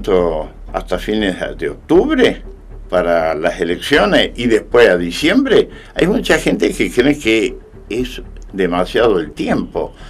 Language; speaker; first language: Spanish; native; Spanish